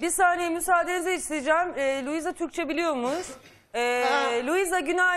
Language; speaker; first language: Turkish; native; Turkish